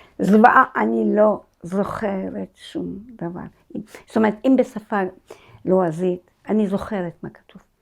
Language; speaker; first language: Hebrew; non-native, fluent; Arabic